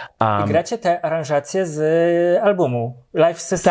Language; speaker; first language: Polish; native; Polish